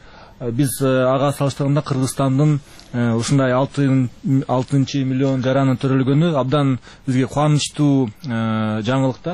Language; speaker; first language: Kyrgyz; native; Kyrgyz